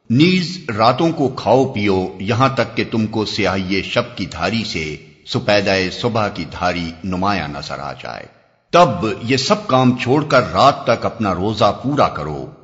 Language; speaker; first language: Urdu; native; Urdu